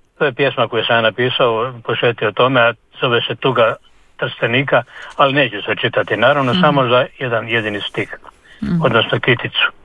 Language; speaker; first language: Croatian; native; Croatian